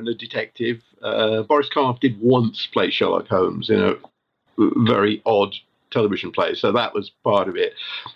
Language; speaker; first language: English; native; English